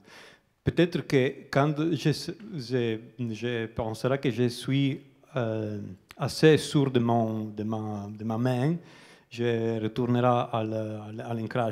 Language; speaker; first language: French; non-native, learner; Italian